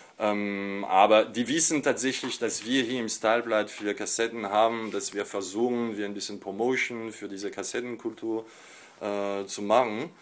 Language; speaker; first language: German; non-native, fluent; French